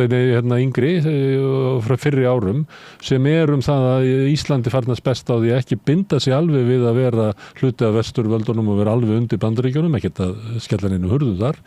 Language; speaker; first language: Icelandic; native; Icelandic